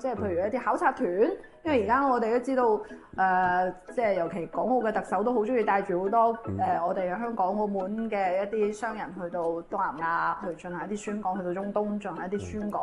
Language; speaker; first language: Cantonese; native; Cantonese